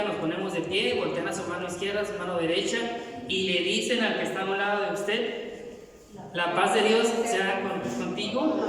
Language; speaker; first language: Spanish; native; Spanish